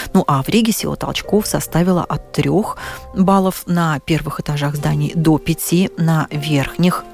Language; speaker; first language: Russian; native; Russian